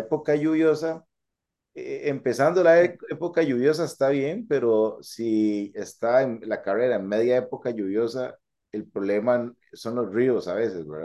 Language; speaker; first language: Spanish; native; Spanish